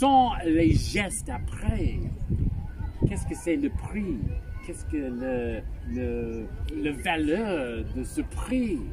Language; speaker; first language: French; non-native, learner; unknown